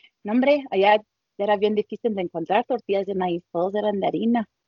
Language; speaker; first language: Spanish; early bilingual, heritage; Spanish